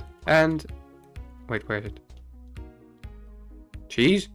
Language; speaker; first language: English; non-native, fluent; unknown